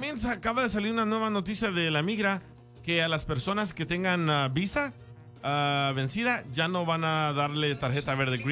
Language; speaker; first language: Spanish; native; Spanish